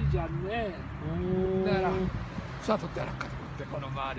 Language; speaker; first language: Japanese; native; Japanese